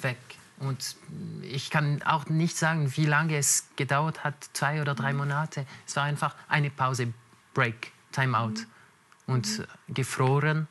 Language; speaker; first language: German; non-native, local second language; French